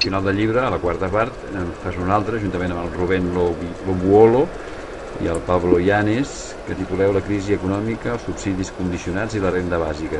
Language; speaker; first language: Catalan; native; Catalan